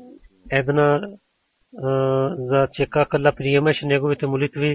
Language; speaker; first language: Bulgarian; non-native, learner; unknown